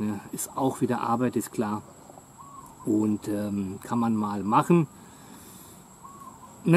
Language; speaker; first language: German; native; German